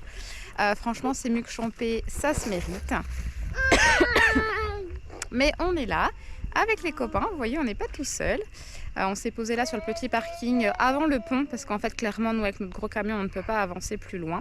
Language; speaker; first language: French; native; French